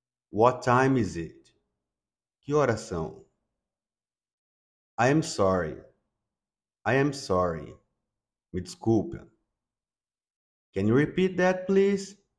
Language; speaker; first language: English; non-native, fluent; Portuguese